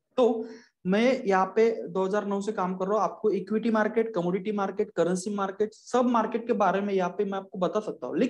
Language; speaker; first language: Hindi; non-native, local second language; Marathi